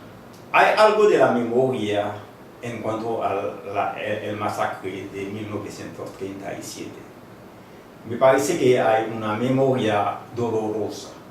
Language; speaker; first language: Spanish; non-native, fluent; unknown